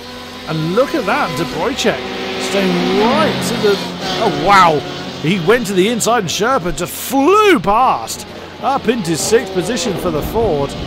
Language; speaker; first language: English; native; English